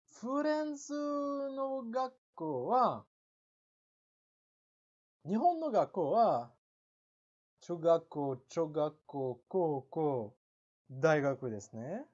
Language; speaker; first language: Japanese; non-native, fluent; French